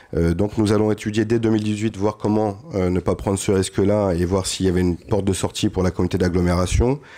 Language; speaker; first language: French; native; French